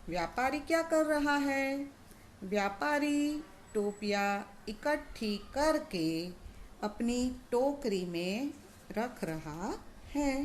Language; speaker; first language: Hindi; non-native, local second language; Gujarati